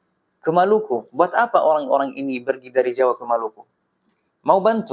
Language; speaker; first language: Indonesian; non-native, fluent; Arabic